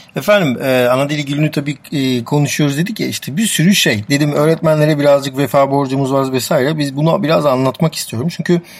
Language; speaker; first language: Turkish; non-native, local second language; Armenian